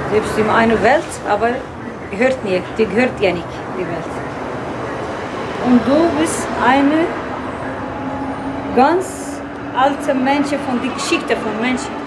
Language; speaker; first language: German; non-native, learner; Kurdish